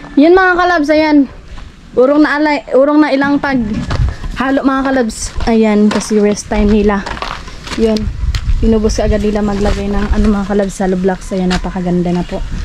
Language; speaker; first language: Filipino; non-native, local second language; Masbatenyo